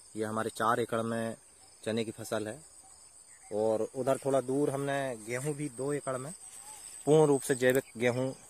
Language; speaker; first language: Hindi; native; Hindi